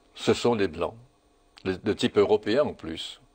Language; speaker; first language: French; native; French